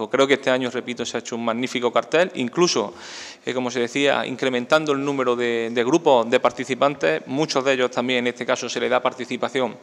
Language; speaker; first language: Spanish; native; Spanish